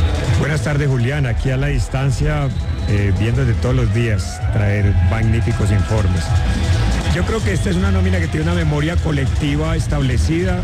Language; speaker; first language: Spanish; native; Spanish